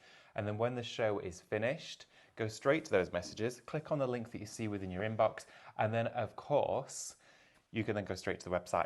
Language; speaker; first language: English; native; English